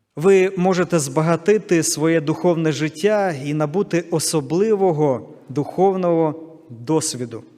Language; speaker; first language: Ukrainian; non-native, local second language; Russian